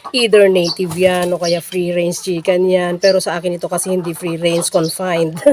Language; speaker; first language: Filipino; non-native, local second language; Iloko